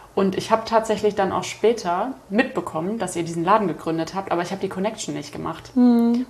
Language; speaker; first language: German; native; German